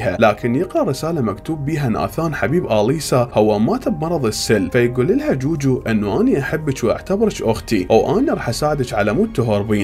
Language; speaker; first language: Arabic; native; Arabic